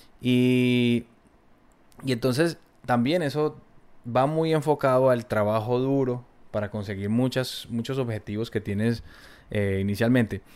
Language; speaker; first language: Spanish; native; Spanish